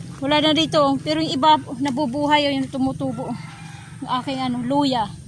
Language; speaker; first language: Filipino; non-native, local second language; Waray